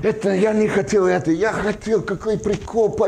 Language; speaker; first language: Russian; non-native, fluent; English